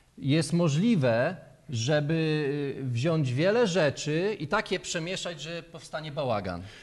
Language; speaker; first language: Polish; native; Polish